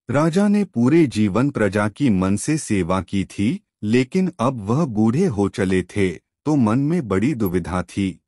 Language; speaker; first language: Hindi; native; Hindi